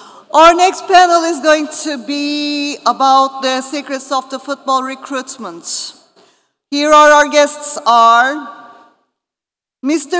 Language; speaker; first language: English; non-native, fluent; Turkish